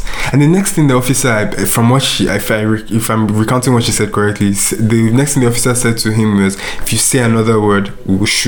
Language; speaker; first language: English; non-native, local second language; Yoruba